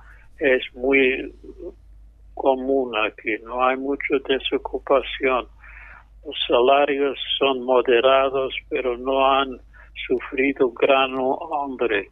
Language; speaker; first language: Spanish; non-native, fluent; English